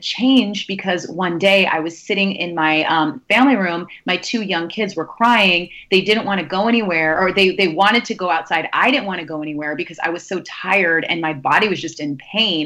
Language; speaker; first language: English; native; English